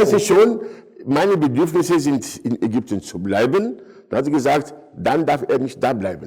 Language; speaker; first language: German; non-native, fluent; Arabic